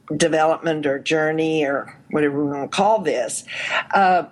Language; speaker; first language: English; native; English